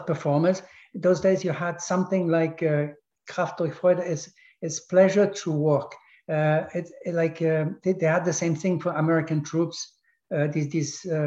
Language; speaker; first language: English; non-native, fluent; German